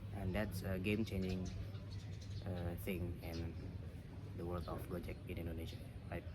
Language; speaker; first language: English; non-native, fluent; Indonesian